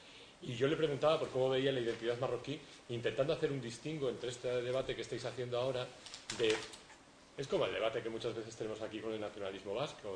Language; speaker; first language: Spanish; native; Spanish